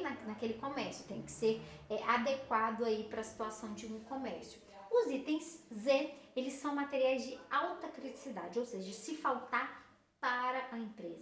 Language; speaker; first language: Portuguese; native; Portuguese